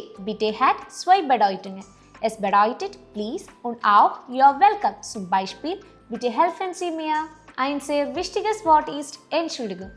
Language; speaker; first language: German; non-native, fluent; Malayalam